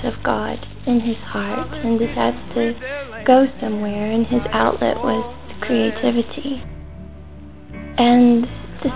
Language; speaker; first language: English; native; English